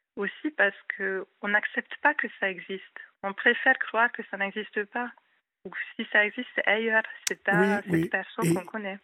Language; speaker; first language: French; non-native, fluent; Hungarian